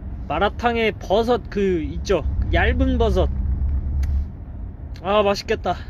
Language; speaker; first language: Korean; native; Korean